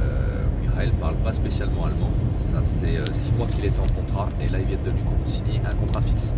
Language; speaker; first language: French; native; French